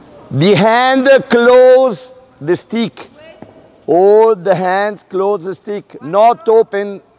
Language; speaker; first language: English; non-native, learner; Italian